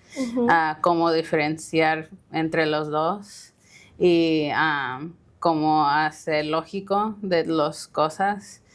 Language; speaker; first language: Spanish; early bilingual, heritage; Spanish